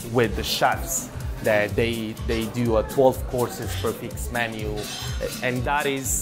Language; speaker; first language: English; non-native, fluent; Italian